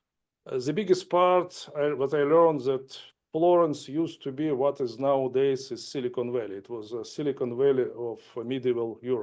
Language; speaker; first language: English; non-native, fluent; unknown